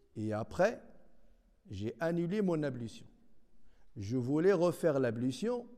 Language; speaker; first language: French; non-native, local second language; Arabic